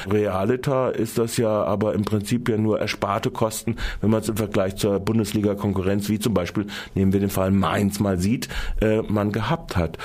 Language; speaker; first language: German; native; German